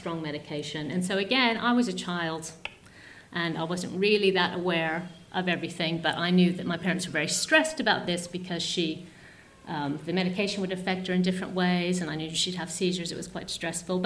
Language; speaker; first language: English; native; English